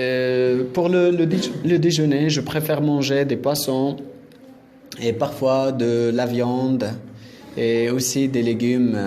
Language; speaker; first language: French; non-native, local second language; Arabic